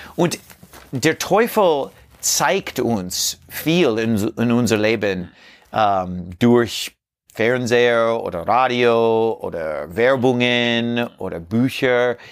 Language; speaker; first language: German; non-native, learner; English